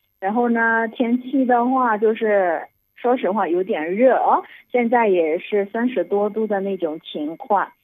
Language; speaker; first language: Chinese; non-native, fluent; Burmese